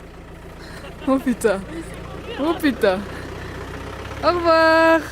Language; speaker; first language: French; native; French